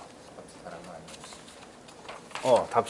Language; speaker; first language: Korean; native; Korean